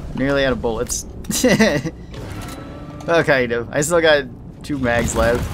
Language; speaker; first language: English; native; English